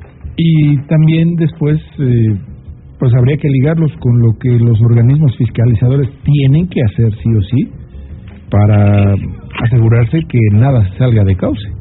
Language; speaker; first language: Spanish; native; Spanish